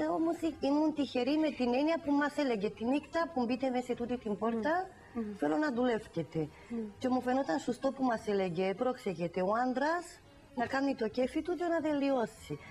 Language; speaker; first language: Greek; non-native, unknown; Romanian